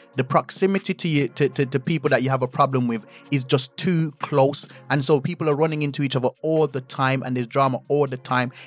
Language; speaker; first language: English; native; English